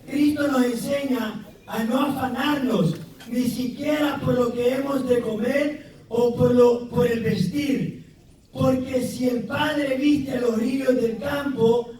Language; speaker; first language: Spanish; native; Spanish